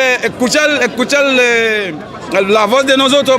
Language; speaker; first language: Spanish; non-native, learner; Haitian Creole